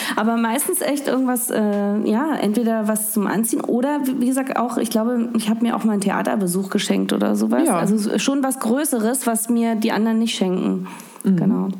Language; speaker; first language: German; native; German